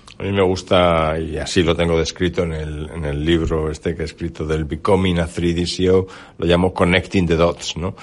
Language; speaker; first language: Spanish; native; Spanish